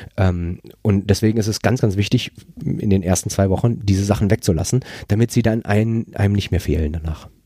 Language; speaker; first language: German; non-native, fluent; Spanish